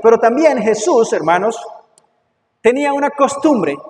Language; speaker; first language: Spanish; native; Spanish